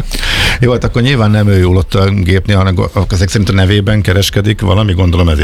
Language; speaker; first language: Hungarian; native; Hungarian